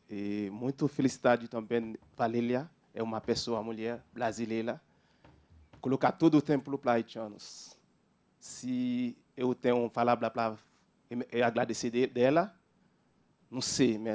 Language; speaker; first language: Portuguese; non-native, learner; Haitian Creole